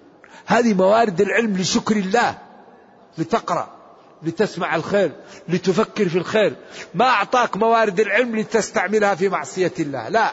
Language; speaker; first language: Arabic; native; Arabic